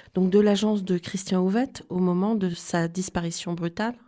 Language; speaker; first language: French; native; French